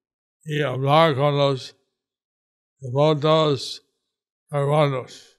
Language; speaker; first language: Spanish; non-native, learner; English